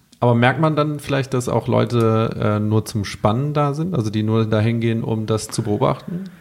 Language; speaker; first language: German; native; German